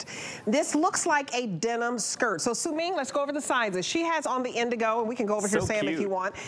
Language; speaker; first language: English; native; English